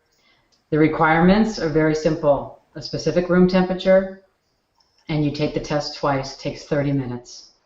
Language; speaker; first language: English; native; English